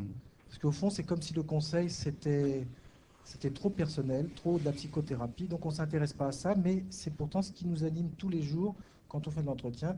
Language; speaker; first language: French; native; French